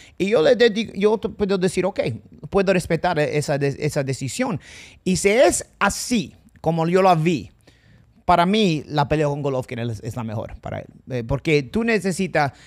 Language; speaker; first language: Spanish; non-native, fluent; English